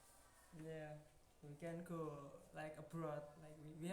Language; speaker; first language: English; non-native, learner; Indonesian